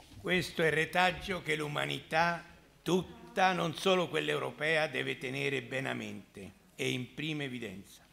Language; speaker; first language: Italian; native; Italian